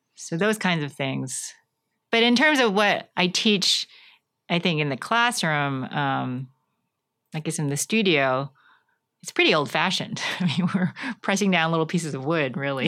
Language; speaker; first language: English; native; English